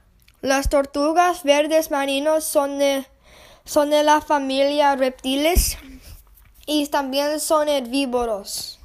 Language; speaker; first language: Spanish; non-native, learner; English